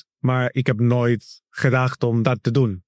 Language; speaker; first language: Dutch; non-native, learner; Spanish